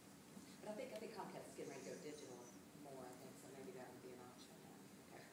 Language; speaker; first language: English; native; English